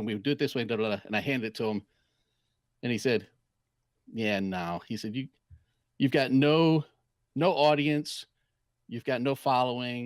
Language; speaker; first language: English; native; English